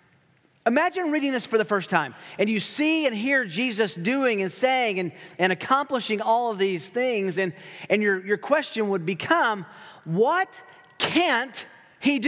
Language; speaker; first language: English; native; English